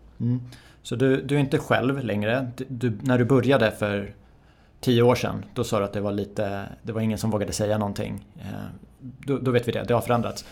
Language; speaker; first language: Swedish; early bilingual, other home language; Persian